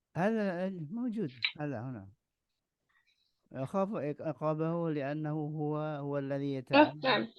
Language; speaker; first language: Arabic; non-native, fluent; Indonesian